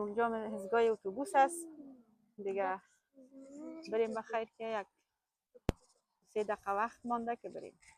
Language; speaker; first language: Persian; native; Persian